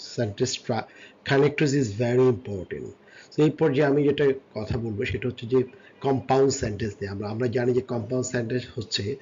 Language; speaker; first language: Bangla; native; Bangla